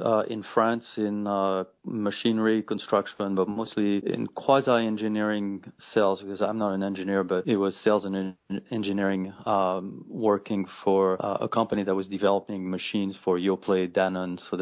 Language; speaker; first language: English; non-native, fluent; French